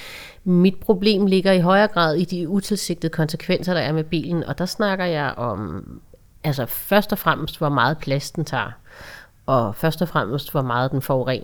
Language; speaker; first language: Danish; native; Danish